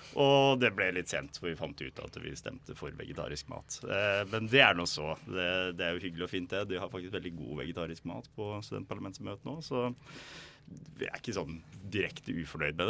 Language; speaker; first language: Norwegian; native; Norwegian